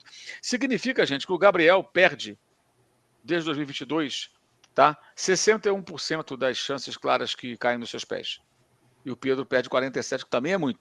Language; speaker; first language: Portuguese; native; Portuguese